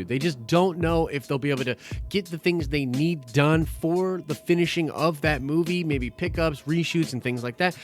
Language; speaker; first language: English; native; English